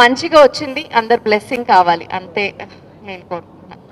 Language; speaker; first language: Telugu; non-native, fluent; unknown